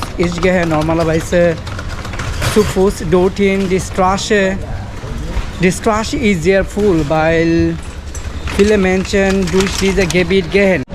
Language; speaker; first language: German; non-native, learner; Bangla